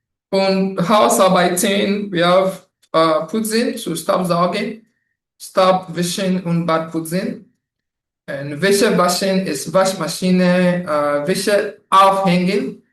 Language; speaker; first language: German; non-native, fluent; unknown